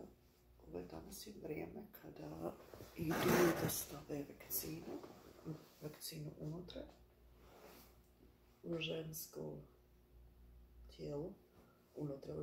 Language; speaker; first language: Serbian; early bilingual, heritage; Bosnian